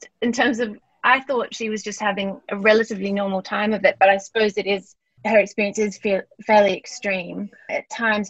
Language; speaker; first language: English; native; English